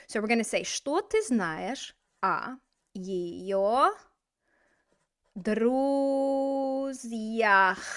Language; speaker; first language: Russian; non-native, fluent; English